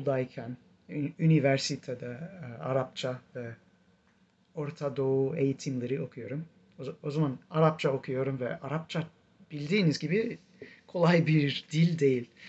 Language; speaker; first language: Turkish; non-native, fluent; English